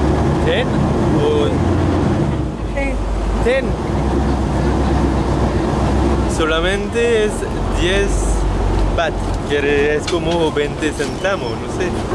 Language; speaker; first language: Spanish; non-native, fluent; French